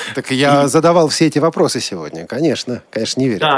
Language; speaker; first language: Russian; native; Russian